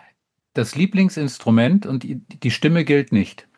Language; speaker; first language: German; native; German